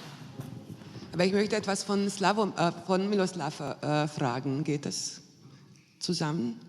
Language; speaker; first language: German; non-native, fluent; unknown